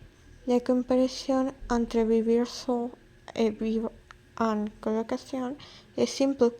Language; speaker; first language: French; non-native, learner; Spanish